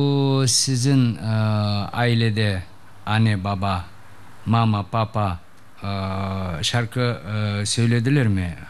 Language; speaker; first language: Turkish; non-native, learner; Bosnian